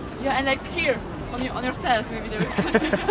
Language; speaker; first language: English; non-native, fluent; Spanish